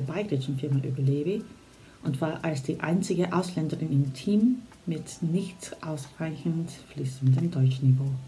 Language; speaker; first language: German; non-native, fluent; Korean